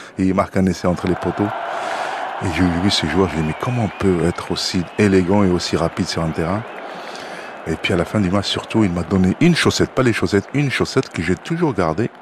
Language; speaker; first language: French; non-native, local second language; Arabic